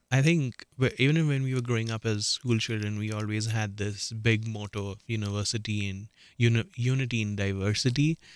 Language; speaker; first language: English; non-native, local second language; Marathi